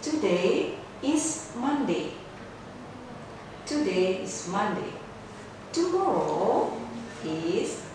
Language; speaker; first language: English; non-native, fluent; Indonesian